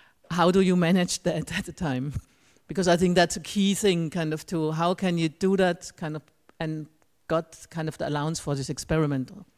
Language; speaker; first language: English; non-native, fluent; German